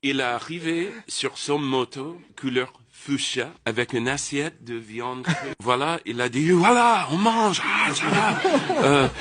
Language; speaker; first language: French; non-native, fluent; English